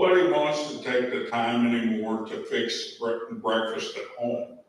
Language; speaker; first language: English; native; English